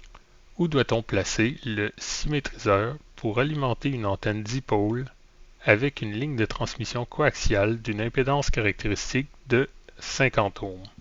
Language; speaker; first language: French; native; French